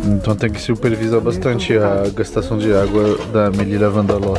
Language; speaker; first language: Portuguese; non-native, fluent; French